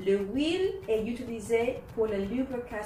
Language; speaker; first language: French; non-native, learner; English